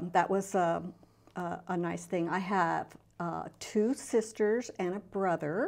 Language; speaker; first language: English; native; English